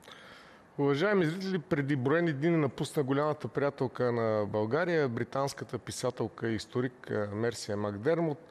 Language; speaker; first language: Bulgarian; native; Bulgarian